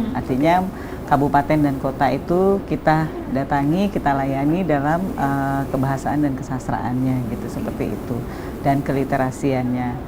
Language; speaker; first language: Indonesian; native; Indonesian